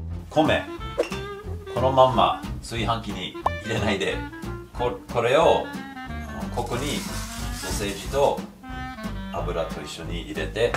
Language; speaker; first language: Japanese; non-native, fluent; English